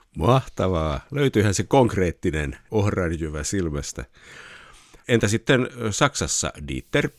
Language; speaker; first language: Finnish; native; Finnish